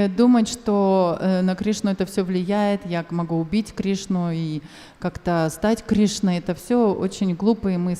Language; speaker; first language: Russian; native; Russian